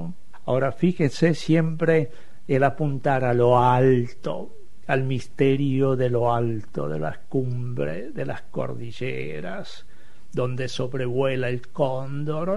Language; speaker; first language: Spanish; native; Spanish